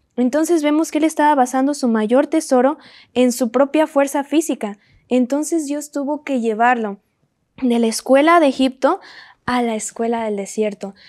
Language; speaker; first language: Spanish; native; Spanish